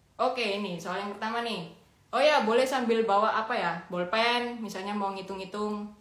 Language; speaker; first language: Indonesian; native; Indonesian